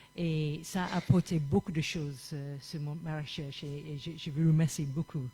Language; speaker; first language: French; non-native, fluent; English